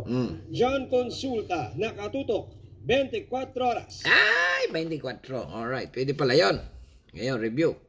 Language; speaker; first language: Filipino; non-native, local second language; Cebuano